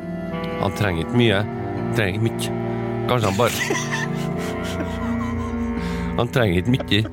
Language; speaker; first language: Norwegian; native; Norwegian